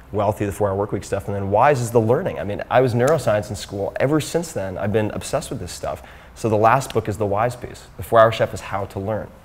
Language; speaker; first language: English; native; English